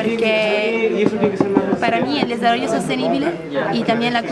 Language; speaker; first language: Spanish; non-native, fluent; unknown